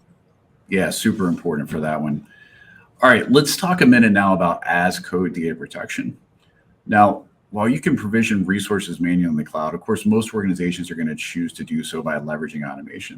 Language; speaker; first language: English; native; English